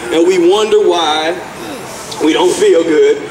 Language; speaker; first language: English; native; English